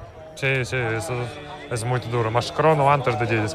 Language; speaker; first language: Portuguese; non-native, fluent; Russian